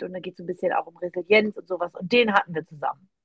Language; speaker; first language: German; native; German